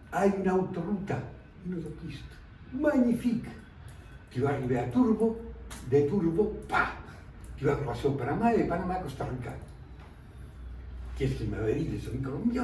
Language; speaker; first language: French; non-native, fluent; Spanish